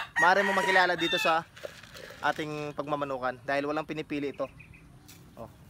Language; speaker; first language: Filipino; non-native, local second language; Cebuano